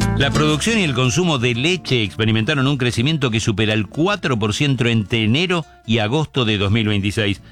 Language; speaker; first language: Spanish; native; Spanish